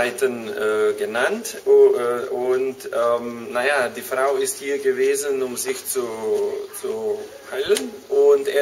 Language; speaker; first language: German; non-native, fluent; Slovenian